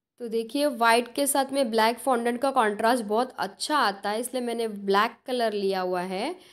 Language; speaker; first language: Hindi; non-native, local second language; Marathi